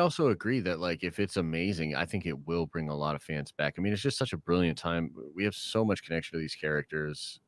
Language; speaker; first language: English; native; English